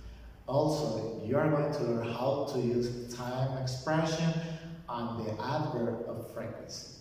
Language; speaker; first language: English; non-native, fluent; Spanish